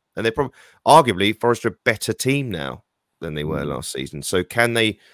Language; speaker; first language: English; native; English